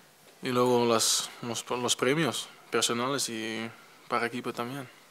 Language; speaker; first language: Spanish; non-native, fluent; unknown